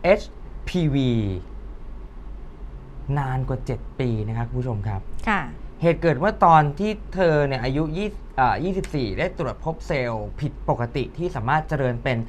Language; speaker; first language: Thai; native; Thai